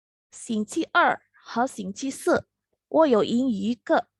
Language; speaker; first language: Chinese; non-native, fluent; Indonesian